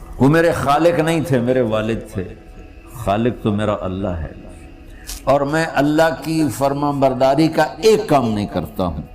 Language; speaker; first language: Urdu; non-native, local second language; Punjabi